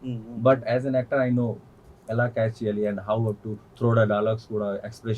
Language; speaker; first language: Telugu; non-native, local second language; Hindi